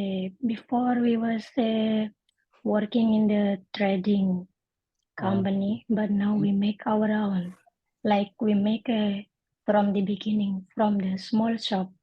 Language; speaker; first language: English; non-native, learner; Indonesian